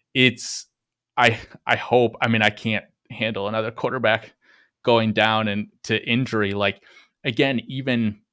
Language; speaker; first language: English; native; English